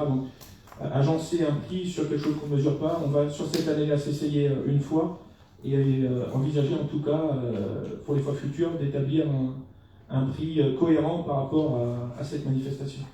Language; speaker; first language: French; native; French